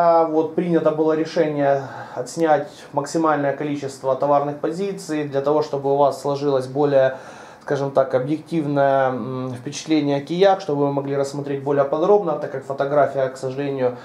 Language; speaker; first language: Russian; native; Russian